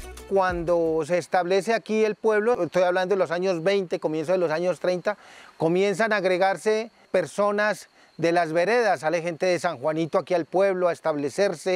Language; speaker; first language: Spanish; native; Spanish